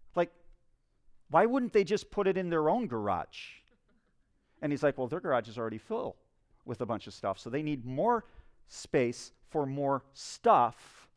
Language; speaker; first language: English; native; English